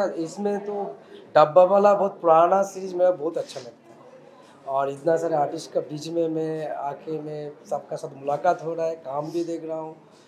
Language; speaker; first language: Hindi; non-native, local second language; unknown